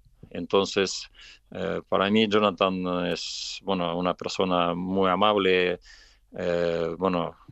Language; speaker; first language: Spanish; non-native, fluent; Russian